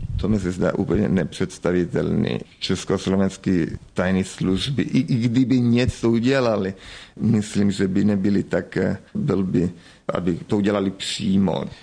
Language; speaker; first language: Czech; early bilingual, heritage; Italian